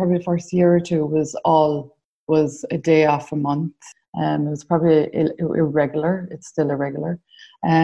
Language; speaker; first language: English; native; English